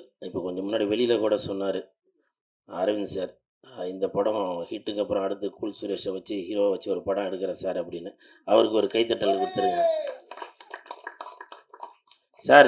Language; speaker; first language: Tamil; native; Tamil